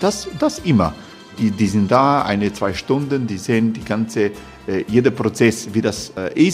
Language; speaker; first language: German; non-native, learner; Croatian